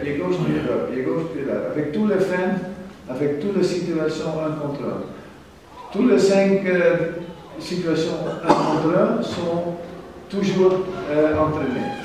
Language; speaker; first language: French; non-native, fluent; German